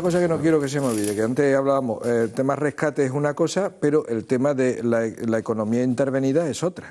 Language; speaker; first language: Spanish; native; Spanish